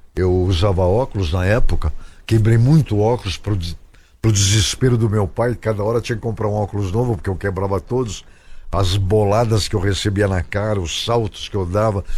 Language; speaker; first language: Portuguese; native; Portuguese